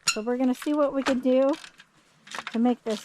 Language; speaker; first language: English; native; English